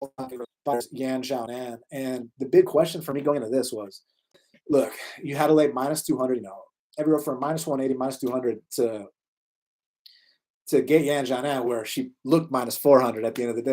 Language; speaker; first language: English; native; English